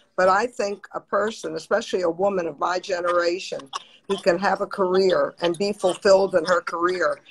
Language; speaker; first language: English; native; English